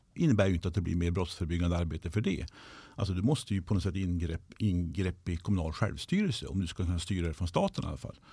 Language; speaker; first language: Swedish; native; Swedish